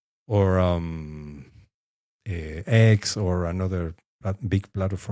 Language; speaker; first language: English; non-native, fluent; Spanish